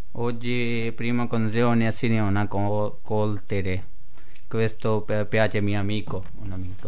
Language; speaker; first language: Italian; non-native, learner; Punjabi